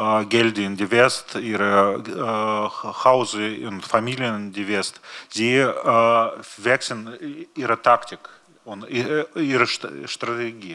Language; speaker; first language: German; non-native, learner; Russian